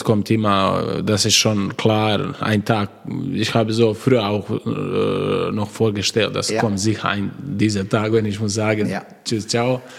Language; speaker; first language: German; non-native, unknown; Croatian